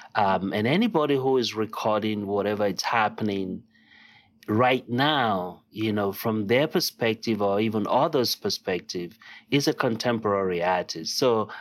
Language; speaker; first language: English; non-native, local second language; Yoruba